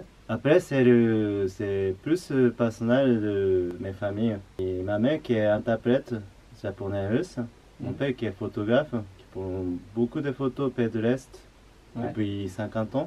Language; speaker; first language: French; non-native, learner; Japanese